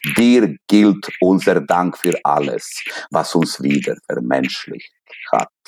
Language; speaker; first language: German; non-native, fluent; Serbian